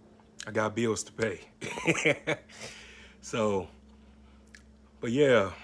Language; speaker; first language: English; native; English